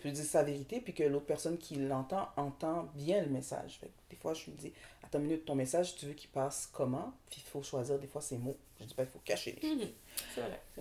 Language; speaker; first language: French; native; French